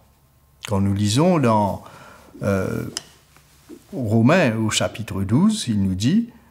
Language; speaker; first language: French; native; French